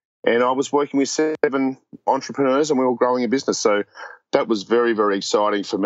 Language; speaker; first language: English; native; English